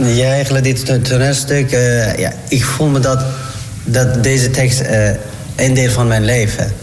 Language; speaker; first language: Dutch; non-native, learner; Turkish